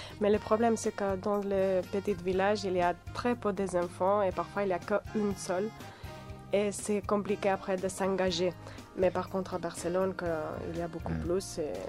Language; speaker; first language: French; non-native, fluent; Catalan